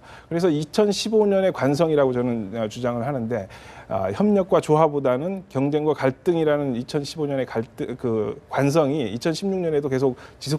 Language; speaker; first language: Korean; native; Korean